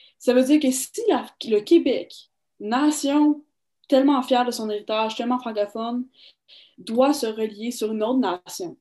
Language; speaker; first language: French; native; French